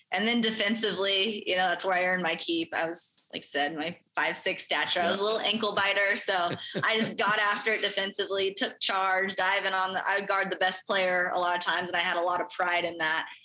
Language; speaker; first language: English; native; English